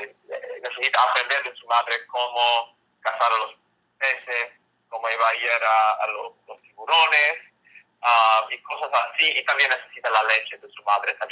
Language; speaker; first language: Spanish; non-native, fluent; English